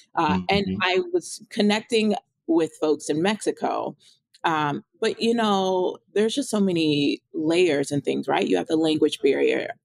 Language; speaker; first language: English; native; English